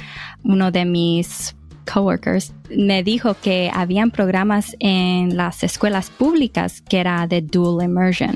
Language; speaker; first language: Spanish; early bilingual, heritage; English